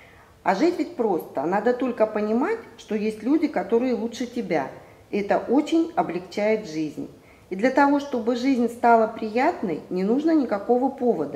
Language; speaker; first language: Russian; native; Russian